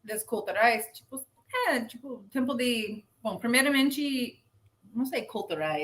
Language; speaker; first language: Portuguese; non-native, learner; English